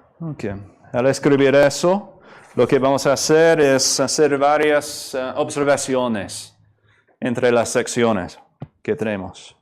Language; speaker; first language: Spanish; non-native, fluent; English